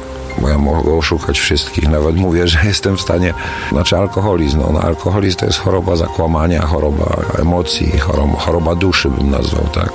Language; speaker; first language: Polish; native; Polish